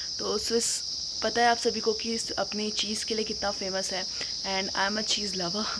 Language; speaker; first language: Hindi; native; Hindi